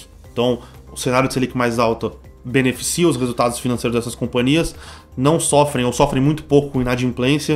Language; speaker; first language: Portuguese; native; Portuguese